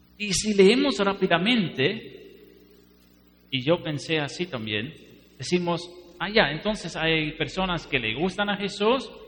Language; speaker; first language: Spanish; non-native, fluent; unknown